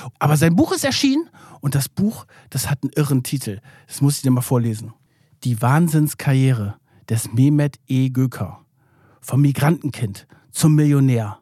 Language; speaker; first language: German; early bilingual, other home language; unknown